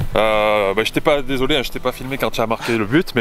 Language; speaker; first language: French; native; French